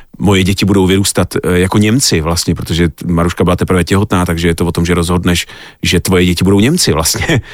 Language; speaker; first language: Czech; native; Czech